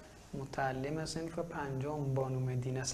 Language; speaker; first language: Persian; native; Persian